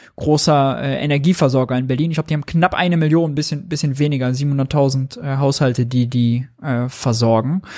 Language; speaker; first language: German; native; German